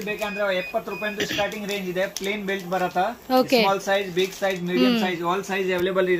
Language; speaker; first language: Kannada; non-native, local second language; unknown